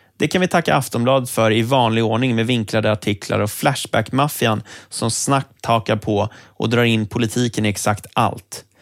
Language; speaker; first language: Swedish; native; Swedish